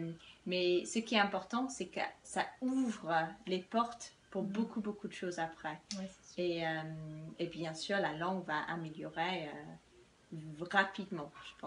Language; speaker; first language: French; non-native, fluent; English